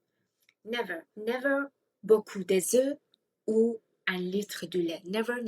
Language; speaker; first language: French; non-native, fluent; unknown